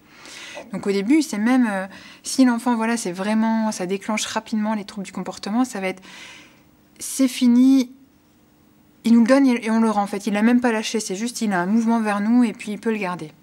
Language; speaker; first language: French; native; French